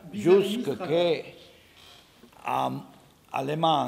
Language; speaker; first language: French; non-native, learner; Italian